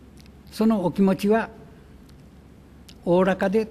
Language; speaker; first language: Japanese; native; Japanese